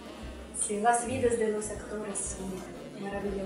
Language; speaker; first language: Spanish; non-native, fluent; Russian